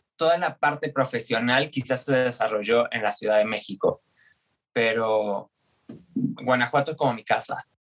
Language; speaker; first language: Spanish; native; Spanish